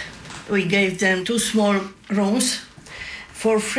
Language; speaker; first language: English; non-native, learner; Polish